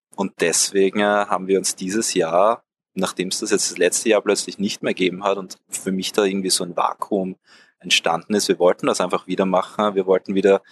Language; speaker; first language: German; native; German